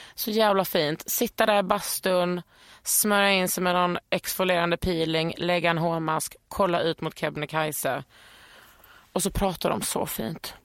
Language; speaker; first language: Swedish; native; Swedish